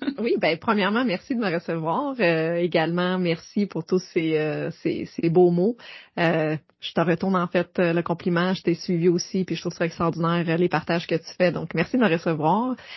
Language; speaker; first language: French; native; French